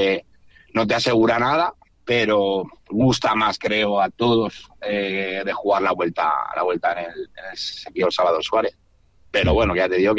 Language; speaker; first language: Spanish; native; Spanish